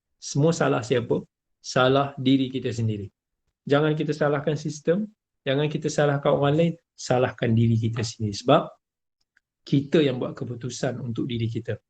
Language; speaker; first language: Malay; native; Malay